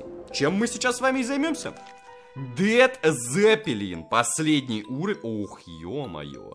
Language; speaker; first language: Russian; native; Russian